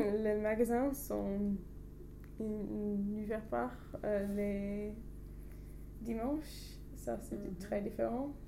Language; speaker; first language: French; non-native, learner; English